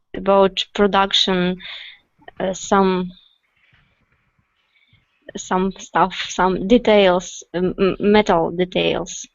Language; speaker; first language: English; non-native, learner; Russian